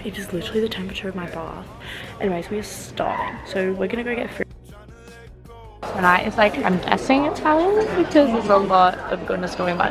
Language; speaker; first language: English; native; English